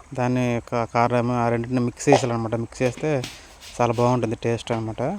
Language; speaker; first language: Telugu; non-native, local second language; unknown